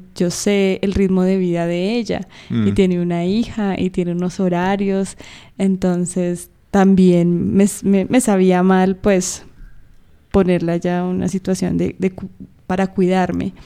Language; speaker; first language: Spanish; native; Spanish